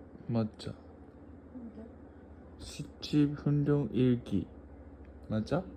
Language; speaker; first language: Korean; non-native, learner; Japanese